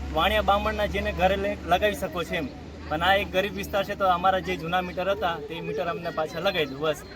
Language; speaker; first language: Gujarati; native; Gujarati